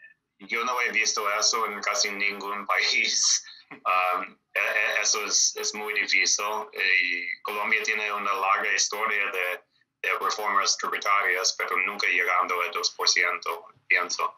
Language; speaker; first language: Spanish; non-native, fluent; English